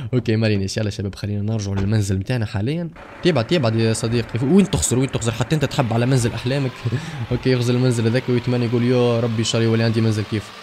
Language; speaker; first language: Arabic; native; Arabic